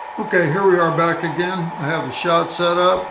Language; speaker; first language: English; native; English